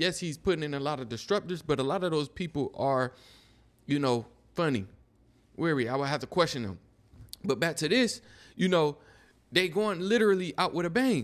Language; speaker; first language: English; native; English